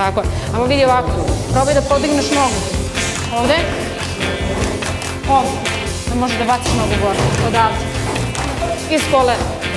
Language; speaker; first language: Serbian; native; Serbian